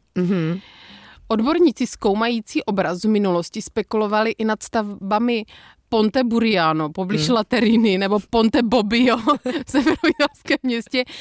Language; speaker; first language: Czech; native; Czech